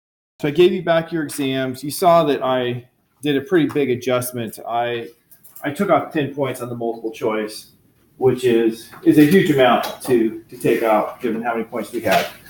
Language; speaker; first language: English; native; English